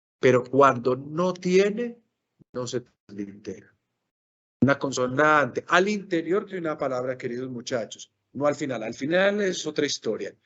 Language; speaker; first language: Spanish; native; Spanish